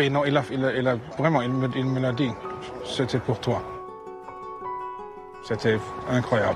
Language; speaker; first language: French; non-native, fluent; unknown